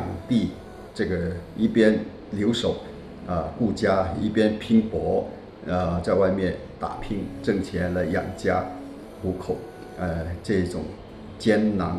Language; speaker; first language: Chinese; non-native, local second language; Min Nan Chinese